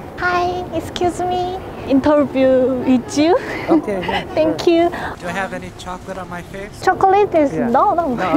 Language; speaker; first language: English; non-native, learner; Korean